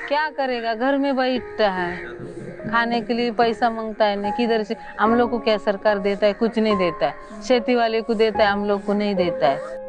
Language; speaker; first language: Hindi; non-native, local second language; Marathi